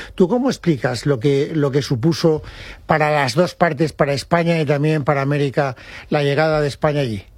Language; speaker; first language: Spanish; native; Spanish